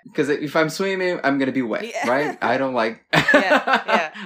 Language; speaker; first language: English; non-native, fluent; Portuguese